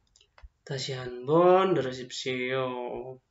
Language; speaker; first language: Korean; non-native, fluent; Indonesian